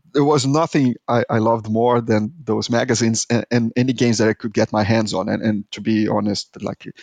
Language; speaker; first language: English; non-native, fluent; Portuguese